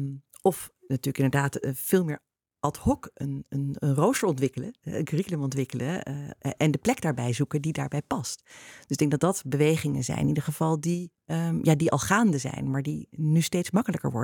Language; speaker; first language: Dutch; native; Dutch